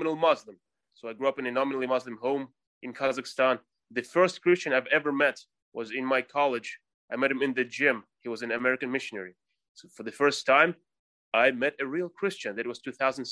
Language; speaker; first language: English; non-native, fluent; Russian